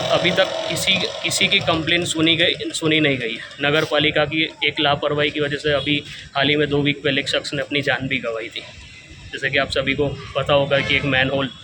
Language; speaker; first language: Hindi; non-native, local second language; Gujarati